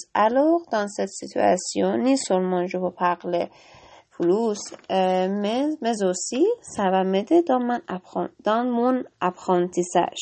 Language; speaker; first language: French; non-native, learner; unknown